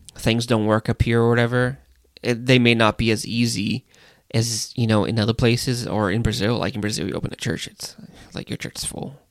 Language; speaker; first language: English; non-native, fluent; Portuguese